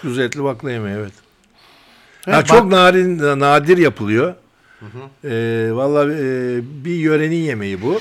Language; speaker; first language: Turkish; native; Turkish